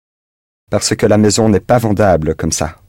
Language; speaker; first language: French; non-native, learner; English